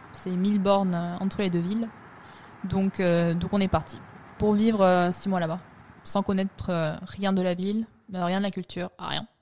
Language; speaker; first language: French; early bilingual, other home language; Italian